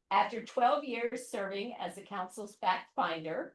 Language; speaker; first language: English; native; English